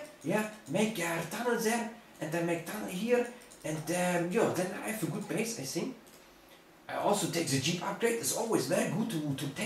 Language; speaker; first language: English; non-native, learner; German